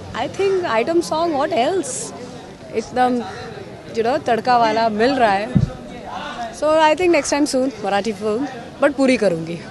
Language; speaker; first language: Hindi; non-native, local second language; Marathi